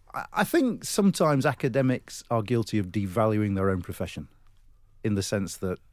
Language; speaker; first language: English; native; English